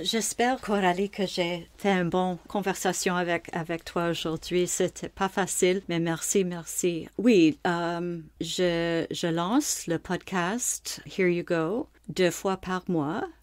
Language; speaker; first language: French; non-native, local second language; English